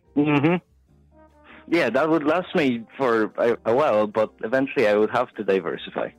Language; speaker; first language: English; non-native, fluent; Polish